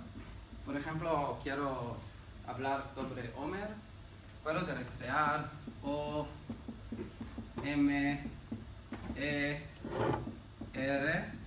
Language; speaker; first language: Spanish; non-native, learner; Hebrew